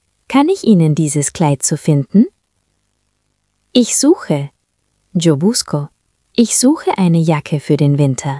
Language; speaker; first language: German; non-native, fluent; Spanish